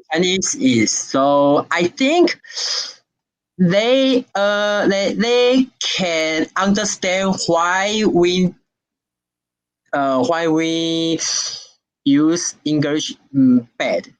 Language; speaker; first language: English; non-native, learner; Chinese